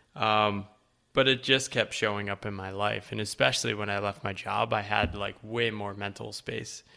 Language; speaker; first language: English; native; English